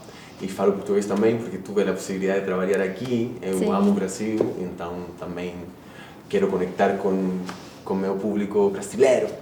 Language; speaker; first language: Portuguese; non-native, fluent; Spanish